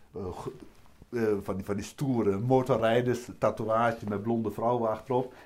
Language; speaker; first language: Dutch; native; Dutch